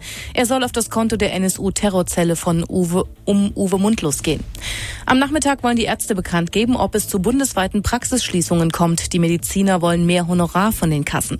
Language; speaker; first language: German; native; German